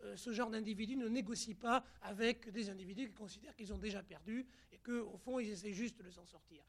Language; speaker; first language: French; native; French